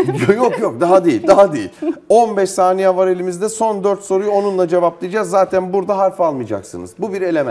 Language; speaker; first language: Turkish; native; Turkish